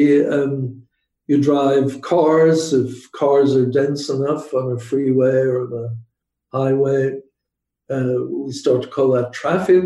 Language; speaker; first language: English; native; English